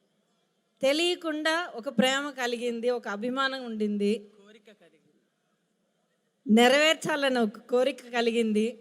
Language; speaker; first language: Telugu; native; Telugu